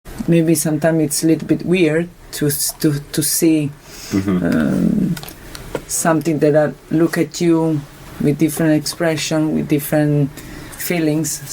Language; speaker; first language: English; non-native, fluent; Italian